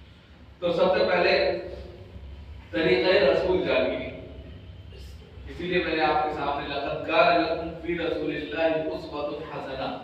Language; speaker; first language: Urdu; native; Urdu